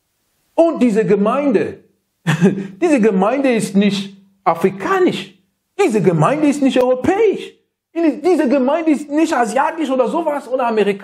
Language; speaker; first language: German; non-native, learner; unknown